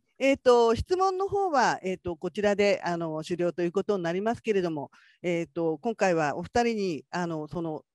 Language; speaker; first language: Japanese; native; Japanese